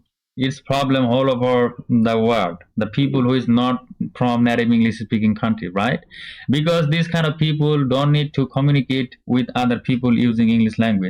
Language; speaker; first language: English; non-native, learner; Bangla